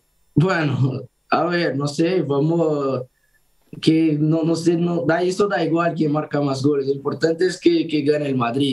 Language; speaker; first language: Spanish; non-native, fluent; Portuguese